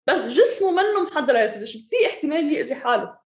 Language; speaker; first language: Arabic; early bilingual, other home language; English